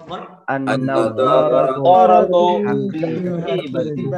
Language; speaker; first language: Arabic; non-native, learner; Indonesian